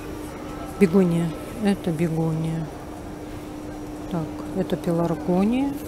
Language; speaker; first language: Russian; native; Russian